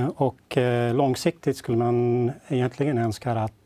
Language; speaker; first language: Swedish; non-native, fluent; English